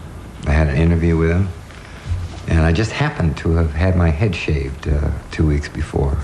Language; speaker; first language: English; native; English